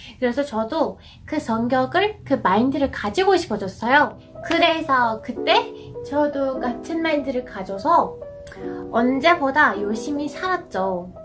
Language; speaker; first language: Korean; non-native, fluent; Persian